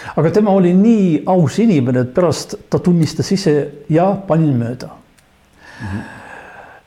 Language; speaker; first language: Estonian; non-native, local second language; Russian